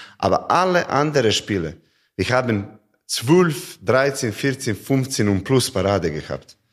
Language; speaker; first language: German; non-native, learner; Serbian